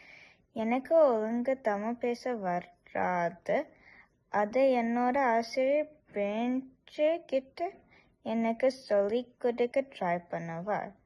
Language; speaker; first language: Tamil; early bilingual, heritage; Tamil